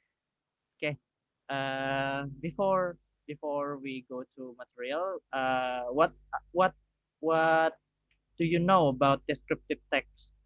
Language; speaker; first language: English; non-native, learner; Indonesian